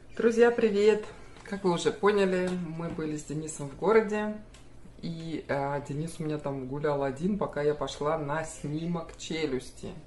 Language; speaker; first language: Russian; native; Russian